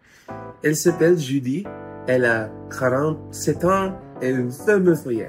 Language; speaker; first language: French; non-native, learner; Filipino